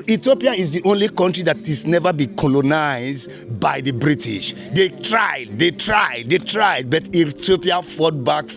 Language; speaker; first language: English; non-native, learner; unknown